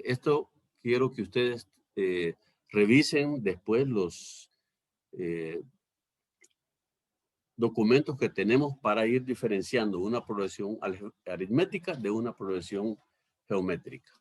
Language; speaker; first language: Spanish; native; Spanish